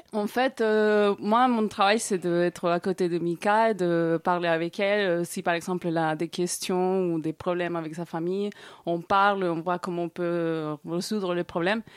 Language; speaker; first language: French; non-native, fluent; Spanish